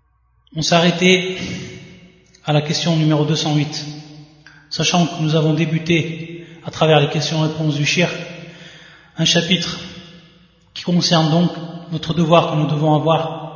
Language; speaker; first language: French; native; French